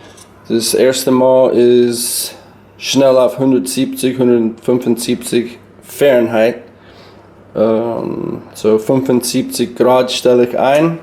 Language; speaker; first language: German; non-native, learner; English